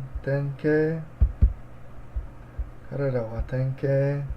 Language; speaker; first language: Japanese; non-native, learner; English